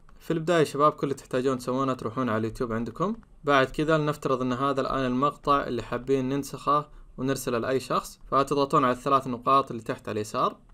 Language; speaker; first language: Arabic; native; Arabic